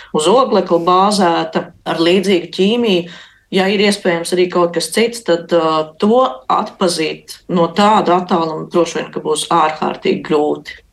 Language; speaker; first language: Latvian; native; Latvian